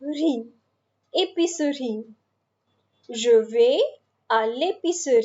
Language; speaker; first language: French; non-native, fluent; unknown